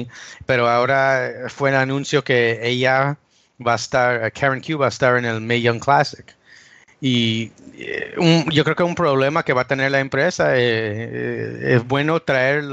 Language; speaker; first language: Spanish; early bilingual, heritage; English